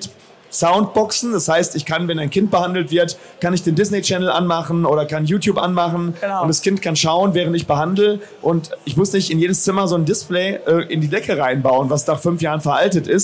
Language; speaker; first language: German; native; German